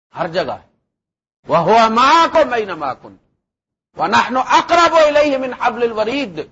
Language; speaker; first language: Urdu; non-native, local second language; Punjabi